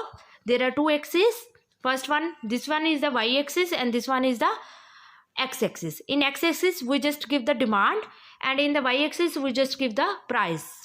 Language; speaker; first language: English; non-native, local second language; Hindi